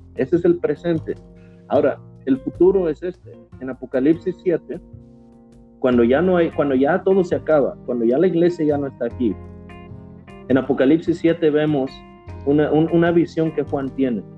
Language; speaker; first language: Spanish; native; Spanish